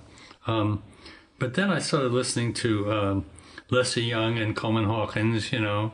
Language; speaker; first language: English; native; English